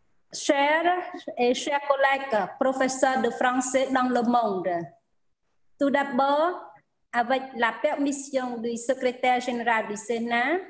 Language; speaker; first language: French; non-native, fluent; Khmer